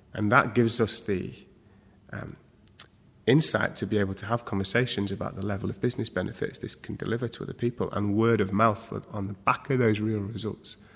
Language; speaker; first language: English; native; English